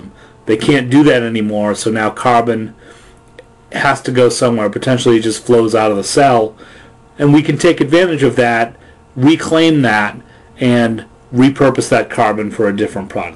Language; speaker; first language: English; native; English